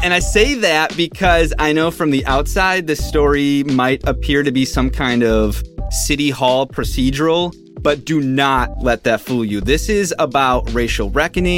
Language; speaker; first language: English; native; English